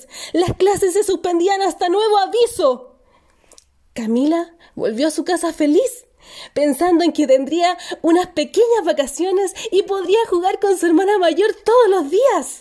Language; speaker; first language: Spanish; native; Spanish